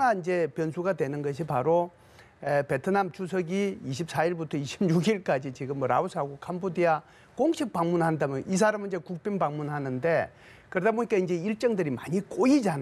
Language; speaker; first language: Korean; native; Korean